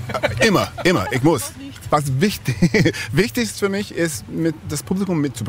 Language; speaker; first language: German; non-native, fluent; English